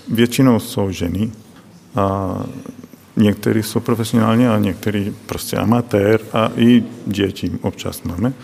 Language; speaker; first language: Czech; non-native, learner; Spanish